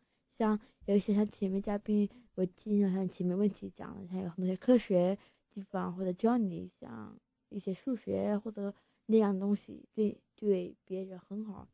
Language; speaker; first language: Chinese; early bilingual, heritage; Chinese